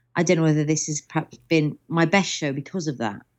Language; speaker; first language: English; native; English